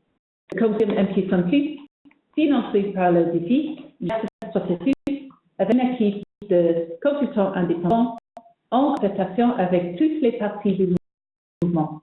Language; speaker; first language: French; non-native, fluent; English